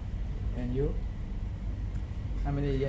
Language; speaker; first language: English; non-native, learner; Thai